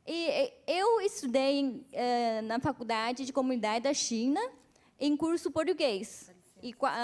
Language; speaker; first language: Portuguese; non-native, fluent; Chinese